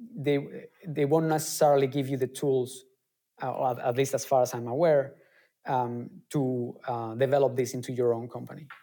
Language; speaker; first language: English; non-native, fluent; Spanish